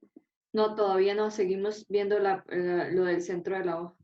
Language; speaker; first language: Spanish; native; Spanish